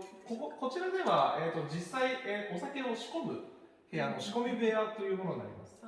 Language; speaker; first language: Japanese; native; Japanese